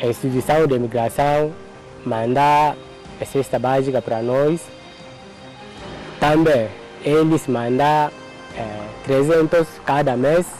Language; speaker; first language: Portuguese; non-native, learner; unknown